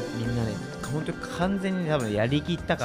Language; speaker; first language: Japanese; native; Japanese